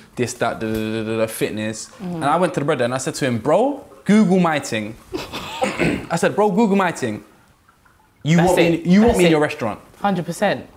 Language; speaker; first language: English; native; English